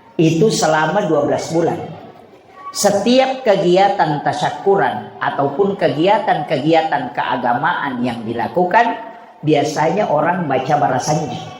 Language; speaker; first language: Indonesian; non-native, local second language; Buginese